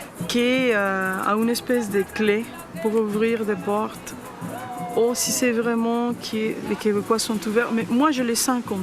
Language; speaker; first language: French; non-native, fluent; Spanish